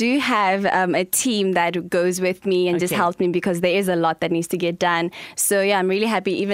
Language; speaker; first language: English; non-native, local second language; Tsonga